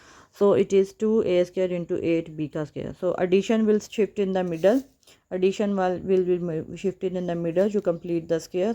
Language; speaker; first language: English; non-native, local second language; Urdu